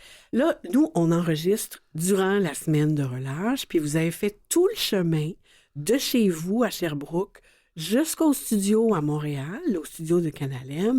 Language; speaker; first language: French; native; French